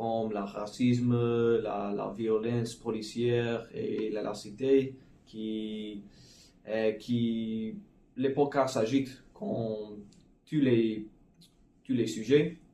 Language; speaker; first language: French; non-native, learner; English